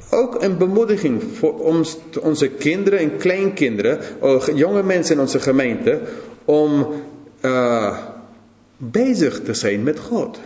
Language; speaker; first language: Dutch; non-native, fluent; English